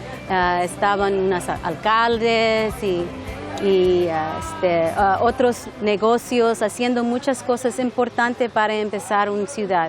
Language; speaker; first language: Spanish; non-native, learner; English